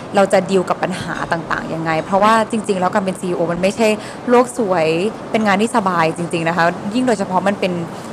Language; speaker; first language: Thai; early bilingual, heritage; Thai